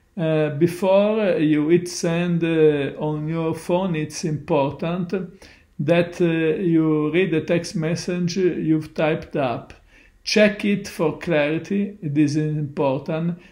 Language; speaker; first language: English; non-native, learner; Italian